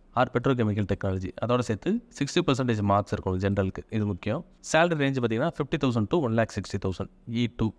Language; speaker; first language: Tamil; native; Tamil